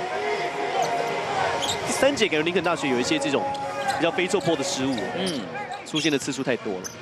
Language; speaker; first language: Chinese; native; Chinese